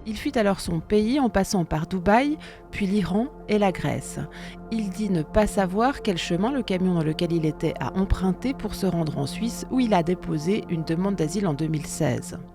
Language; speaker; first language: French; native; French